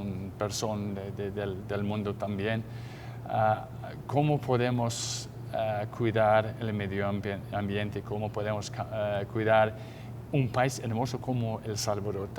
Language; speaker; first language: Spanish; non-native, fluent; English